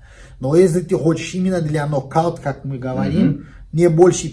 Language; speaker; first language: Russian; non-native, learner; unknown